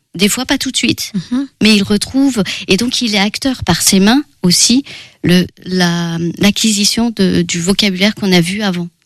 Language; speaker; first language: French; early bilingual, other home language; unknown